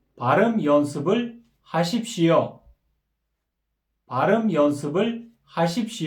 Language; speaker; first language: Korean; non-native, fluent; Kyrgyz